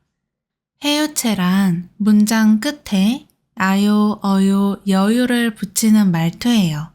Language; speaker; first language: Korean; native; Korean